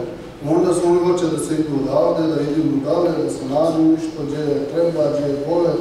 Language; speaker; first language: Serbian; non-native, learner; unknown